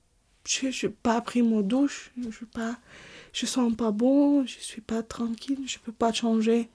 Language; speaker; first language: French; non-native, learner; Arabic